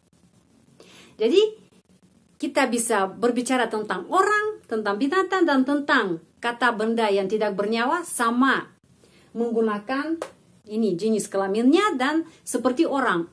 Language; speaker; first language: Indonesian; non-native, fluent; Russian